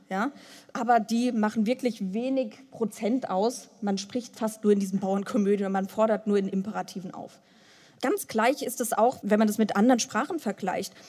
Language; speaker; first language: German; native; German